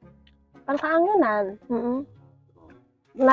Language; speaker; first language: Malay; non-native, local second language; Sundanese